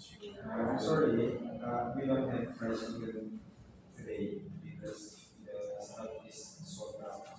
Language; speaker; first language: English; non-native, learner; Indonesian